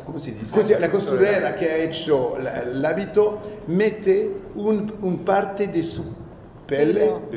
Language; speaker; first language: Spanish; non-native, learner; French